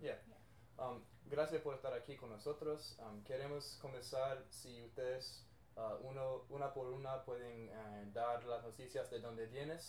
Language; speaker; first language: Spanish; non-native, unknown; English